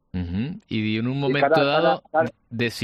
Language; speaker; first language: Spanish; native; Spanish